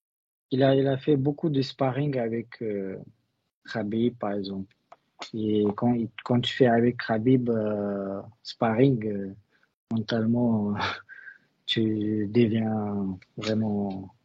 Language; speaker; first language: French; non-native, learner; Russian